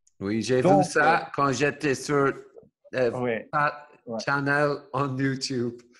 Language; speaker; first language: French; non-native, learner; English